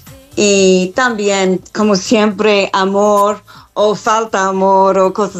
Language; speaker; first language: Spanish; non-native, fluent; English